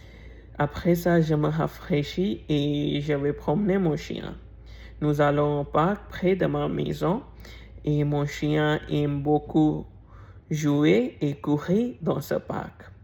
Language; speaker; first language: French; non-native, learner; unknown